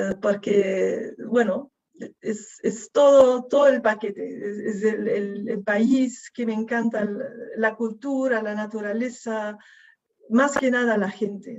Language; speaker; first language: Spanish; non-native, fluent; Dutch